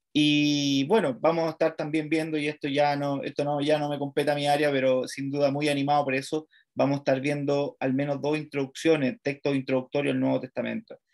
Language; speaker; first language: Spanish; native; Spanish